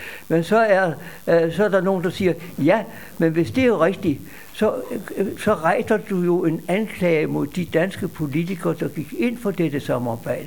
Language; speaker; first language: Danish; native; Danish